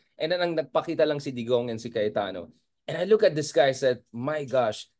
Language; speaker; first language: English; non-native, local second language; Iloko